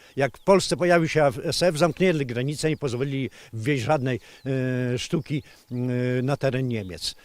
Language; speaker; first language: Polish; native; Polish